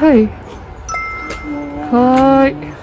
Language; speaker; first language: Japanese; non-native, learner; Korean